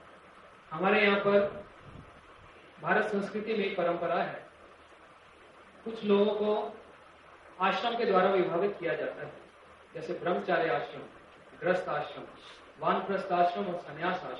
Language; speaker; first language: Hindi; native; Hindi